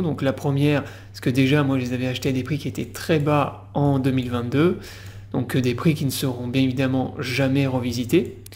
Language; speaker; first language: French; native; French